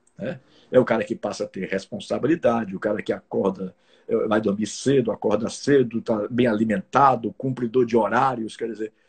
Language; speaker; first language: Portuguese; native; Portuguese